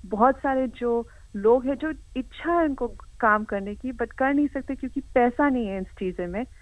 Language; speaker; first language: Hindi; early bilingual, heritage; Hindi